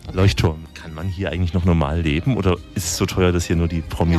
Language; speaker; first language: German; native; German